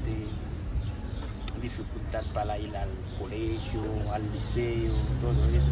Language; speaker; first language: Spanish; non-native, learner; Haitian Creole